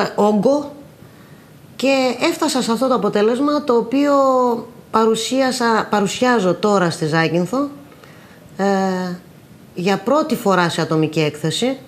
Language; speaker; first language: Greek; native; Greek